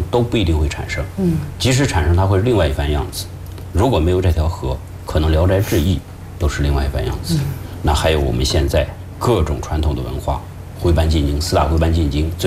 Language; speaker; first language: Chinese; native; Chinese